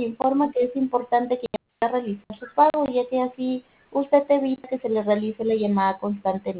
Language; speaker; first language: Spanish; native; Spanish